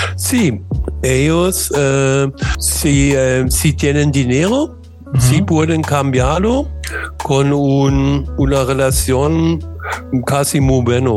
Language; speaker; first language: Spanish; non-native, learner; German